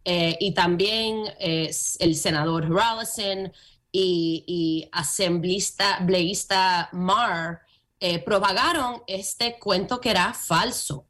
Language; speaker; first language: Spanish; early bilingual, heritage; Spanish